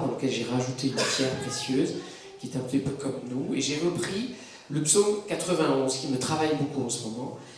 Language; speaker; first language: French; native; French